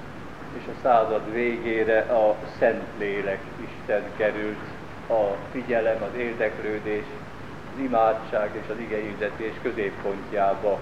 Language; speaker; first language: Hungarian; native; Hungarian